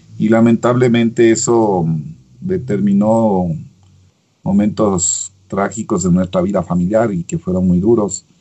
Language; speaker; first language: Spanish; native; Spanish